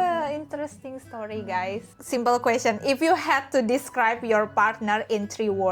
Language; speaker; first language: English; non-native, learner; Indonesian